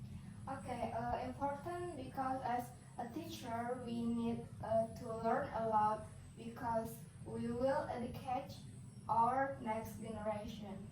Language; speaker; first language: English; non-native, learner; Indonesian